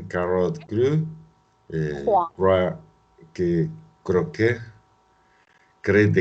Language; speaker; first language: French; non-native, learner; Spanish